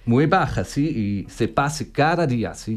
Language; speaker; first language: Spanish; non-native, learner; German